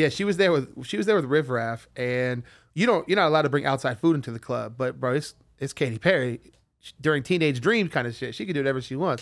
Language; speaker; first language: English; native; English